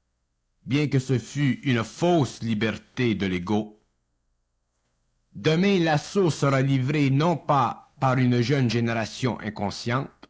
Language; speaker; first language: French; native; French